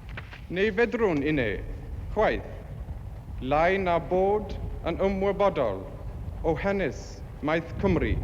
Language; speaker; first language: Welsh; non-native, learner; English